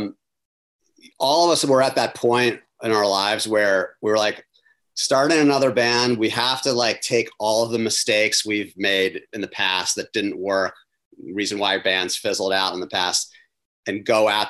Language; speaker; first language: English; native; English